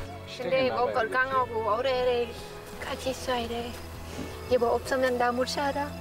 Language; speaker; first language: Korean; non-native, learner; Khmer